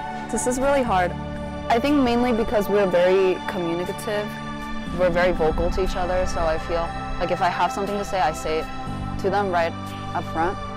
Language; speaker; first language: English; early bilingual, other home language; Korean